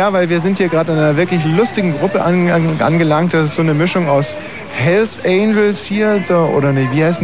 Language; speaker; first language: German; native; German